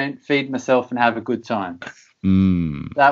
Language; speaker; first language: English; native; English